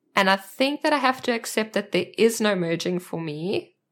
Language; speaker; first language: English; native; English